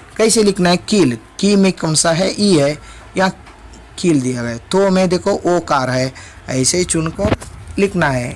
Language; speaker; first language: Hindi; non-native, local second language; Kannada